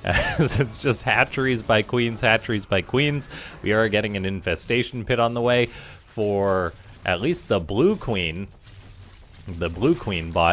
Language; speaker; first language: English; native; English